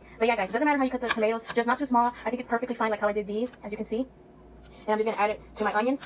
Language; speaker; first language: English; early bilingual, other home language; Spanish